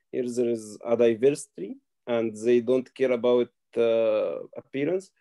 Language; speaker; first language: English; non-native, learner; Arabic